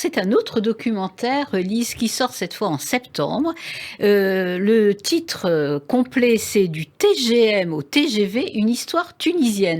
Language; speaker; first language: French; native; French